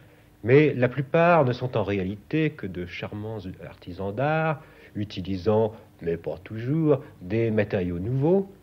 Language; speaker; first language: French; native; French